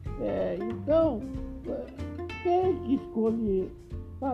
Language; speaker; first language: Portuguese; native; Portuguese